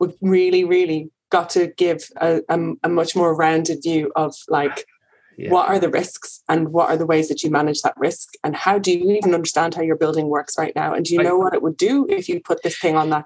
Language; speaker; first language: English; native; English